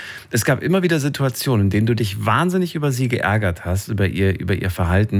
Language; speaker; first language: German; native; German